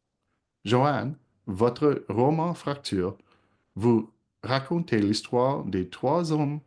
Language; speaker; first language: French; non-native, local second language; English